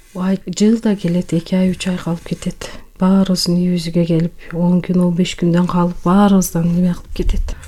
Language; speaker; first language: Kyrgyz; non-native, local second language; Turkish